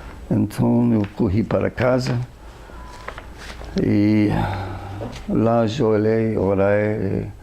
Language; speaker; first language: Portuguese; non-native, fluent; English